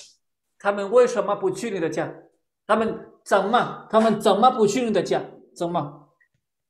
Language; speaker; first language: Chinese; non-native, fluent; Spanish